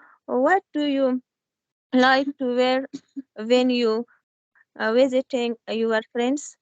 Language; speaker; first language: English; non-native, learner; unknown